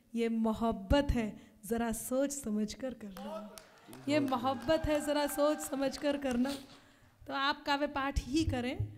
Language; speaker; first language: Hindi; native; Hindi